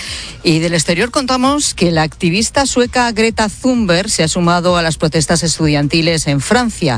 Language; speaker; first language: Spanish; native; Spanish